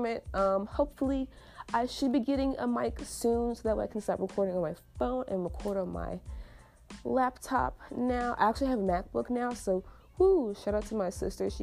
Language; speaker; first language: English; native; English